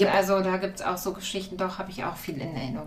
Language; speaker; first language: German; native; German